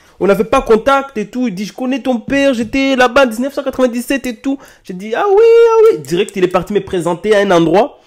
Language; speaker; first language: French; non-native, local second language; Lingala